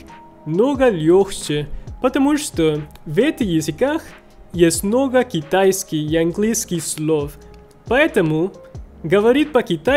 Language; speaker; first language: Russian; non-native, learner; Spanish